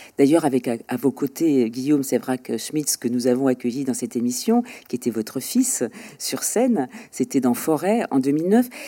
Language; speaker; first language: French; native; French